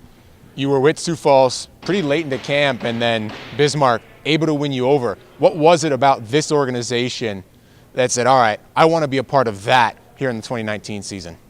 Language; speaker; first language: English; native; English